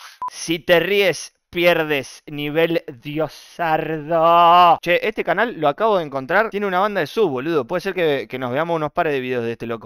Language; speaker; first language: Spanish; native; Spanish